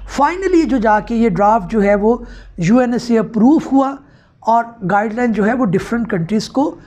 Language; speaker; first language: Urdu; non-native, local second language; Punjabi